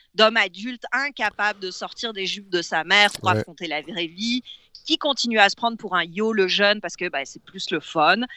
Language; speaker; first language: French; native; French